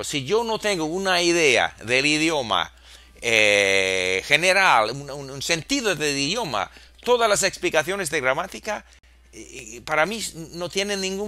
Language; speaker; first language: Spanish; non-native, fluent; English